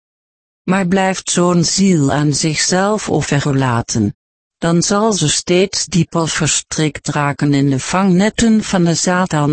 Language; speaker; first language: Dutch; native; Dutch